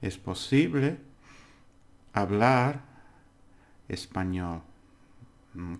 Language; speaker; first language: Spanish; non-native, learner; English